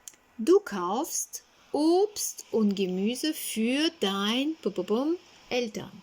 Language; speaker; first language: German; non-native, fluent; French